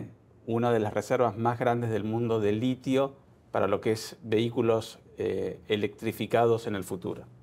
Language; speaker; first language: Spanish; native; Spanish